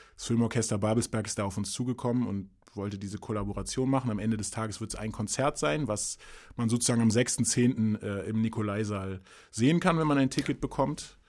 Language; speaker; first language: German; early bilingual, other home language; English